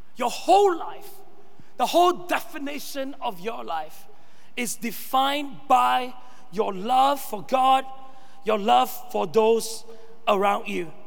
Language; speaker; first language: English; non-native, local second language; Chinese